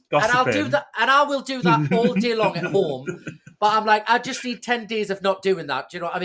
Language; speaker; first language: English; native; English